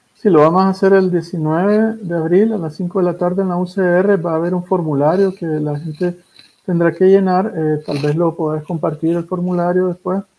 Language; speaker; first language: Spanish; native; Spanish